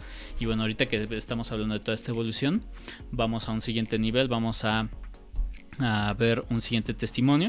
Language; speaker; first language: Spanish; native; Spanish